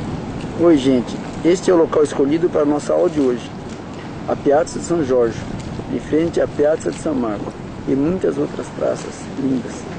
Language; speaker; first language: Portuguese; native; Portuguese